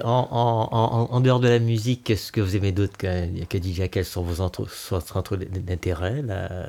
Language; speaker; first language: French; native; French